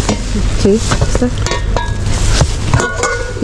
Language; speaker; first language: Spanish; non-native, learner; Filipino